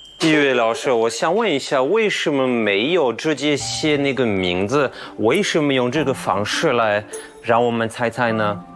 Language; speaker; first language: Chinese; non-native, fluent; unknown